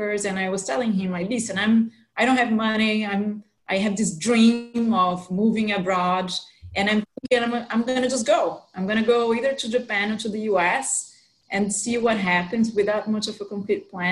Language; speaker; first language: English; non-native, fluent; Portuguese